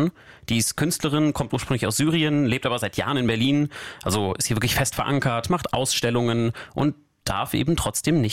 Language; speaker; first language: German; native; German